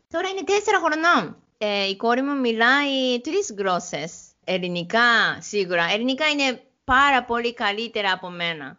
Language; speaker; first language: Greek; non-native, learner; Japanese